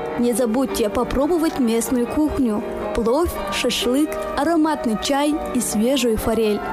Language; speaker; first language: Russian; non-native, local second language; Tajik